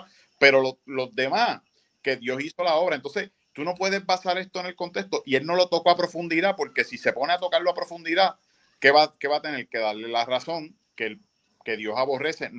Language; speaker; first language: Spanish; native; Spanish